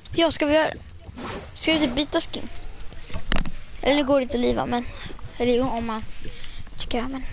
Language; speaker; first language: Swedish; native; Swedish